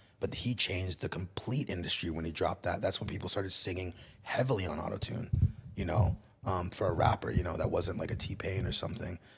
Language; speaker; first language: English; early bilingual, other home language; Spanish